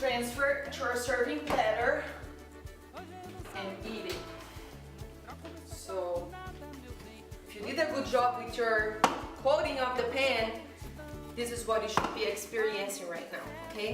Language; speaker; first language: English; non-native, fluent; Portuguese